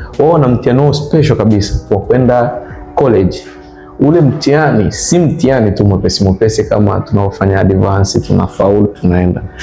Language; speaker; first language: Swahili; native; Swahili